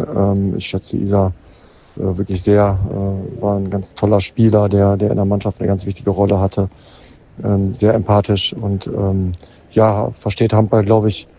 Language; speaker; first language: German; native; German